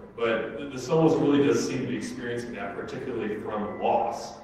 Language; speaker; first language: English; native; English